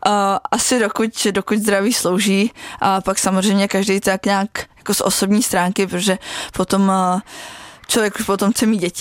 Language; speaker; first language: Czech; native; Czech